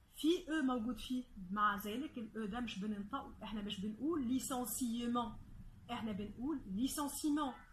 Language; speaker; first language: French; non-native, fluent; Arabic